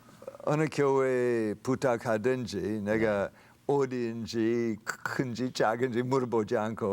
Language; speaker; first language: Korean; non-native, fluent; English